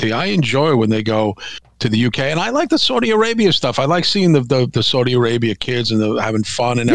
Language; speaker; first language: English; native; English